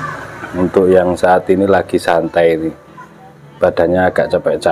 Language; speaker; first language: Indonesian; native; Indonesian